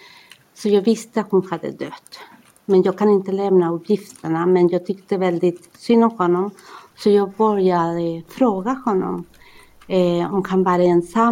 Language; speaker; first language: Swedish; non-native, fluent; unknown